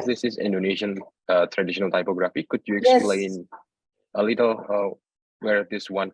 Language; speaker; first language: English; non-native, learner; Indonesian